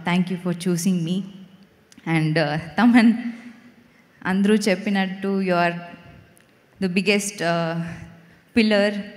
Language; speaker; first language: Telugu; non-native, fluent; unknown